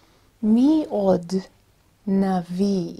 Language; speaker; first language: Hebrew; non-native, fluent; English